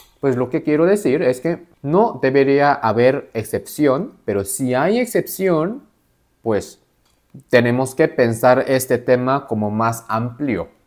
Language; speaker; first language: Spanish; non-native, fluent; Korean